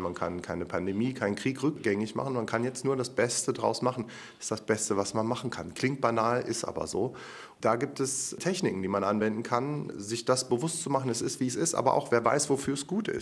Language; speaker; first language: German; native; German